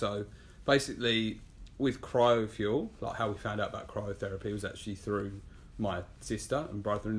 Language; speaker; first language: English; native; English